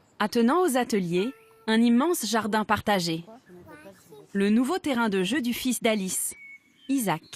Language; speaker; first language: French; native; French